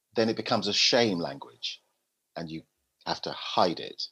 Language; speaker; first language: English; native; English